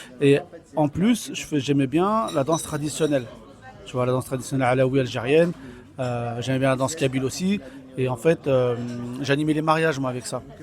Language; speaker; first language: French; early bilingual, other home language; Kabyle